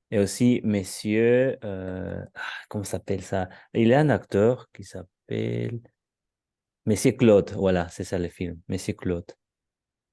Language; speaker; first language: French; non-native, learner; Spanish